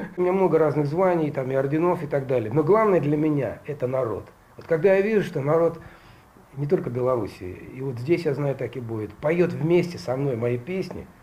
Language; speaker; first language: Russian; native; Russian